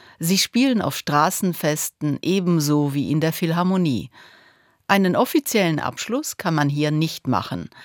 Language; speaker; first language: German; native; German